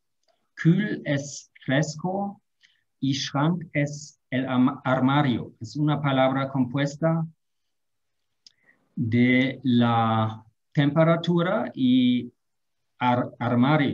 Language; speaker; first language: Spanish; non-native, fluent; German